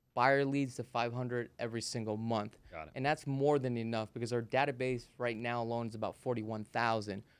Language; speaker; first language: English; native; English